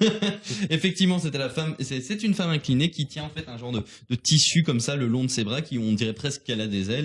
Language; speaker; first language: French; native; French